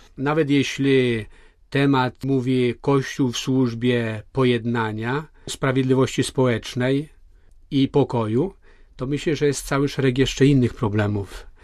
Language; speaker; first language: Polish; native; Polish